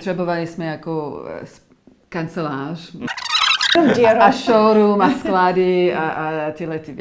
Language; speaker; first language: Czech; non-native, learner; English